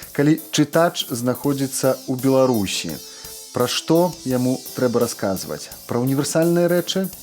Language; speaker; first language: Belarusian; native; Belarusian